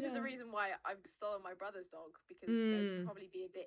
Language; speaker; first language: English; native; English